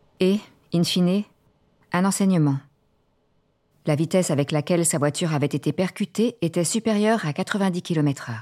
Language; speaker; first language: French; native; French